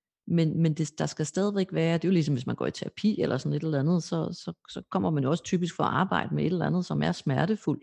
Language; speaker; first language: Danish; native; Danish